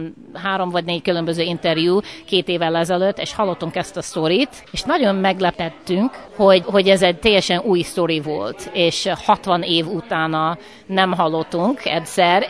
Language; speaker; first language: Hungarian; early bilingual, heritage; English